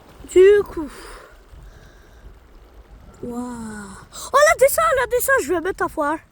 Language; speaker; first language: French; native; French